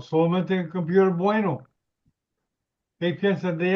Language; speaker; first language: Spanish; non-native, learner; English